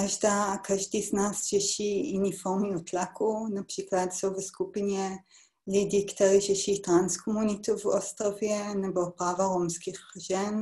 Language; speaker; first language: Czech; non-native, fluent; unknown